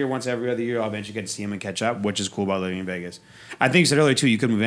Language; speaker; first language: English; native; English